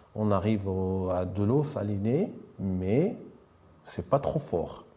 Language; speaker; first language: French; non-native, local second language; Arabic